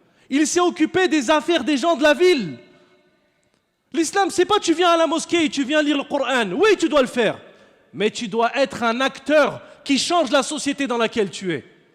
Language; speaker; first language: French; native; French